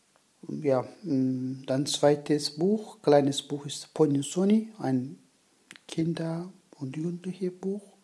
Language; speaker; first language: German; non-native, learner; Turkish